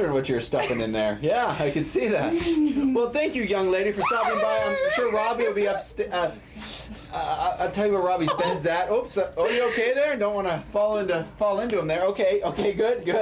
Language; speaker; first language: English; native; English